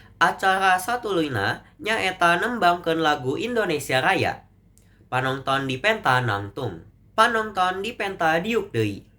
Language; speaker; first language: Sundanese; non-native, local second language; Indonesian